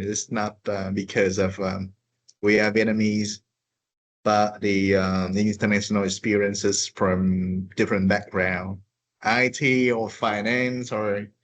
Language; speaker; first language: English; non-native, fluent; Vietnamese